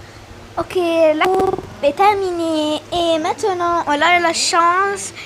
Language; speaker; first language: French; non-native, learner; Arabic